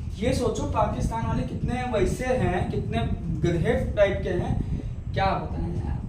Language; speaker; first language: Hindi; native; Hindi